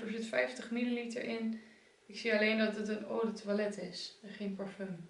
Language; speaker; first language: Dutch; native; Dutch